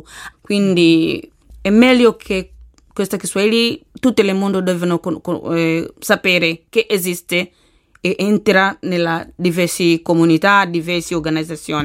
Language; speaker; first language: Italian; non-native, learner; Swahili